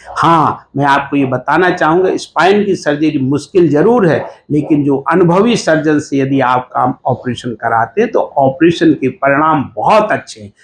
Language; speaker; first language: Hindi; native; Hindi